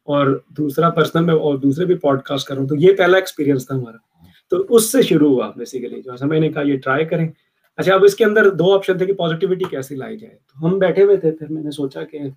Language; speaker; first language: Urdu; native; Urdu